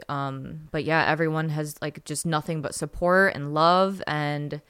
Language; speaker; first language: English; native; English